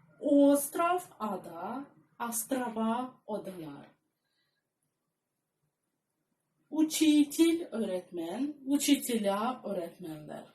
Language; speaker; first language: Turkish; non-native, fluent; Russian